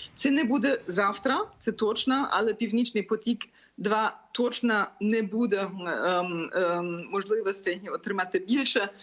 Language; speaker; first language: Ukrainian; non-native, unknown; German